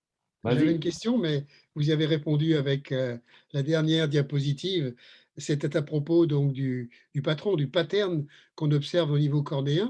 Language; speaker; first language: French; native; French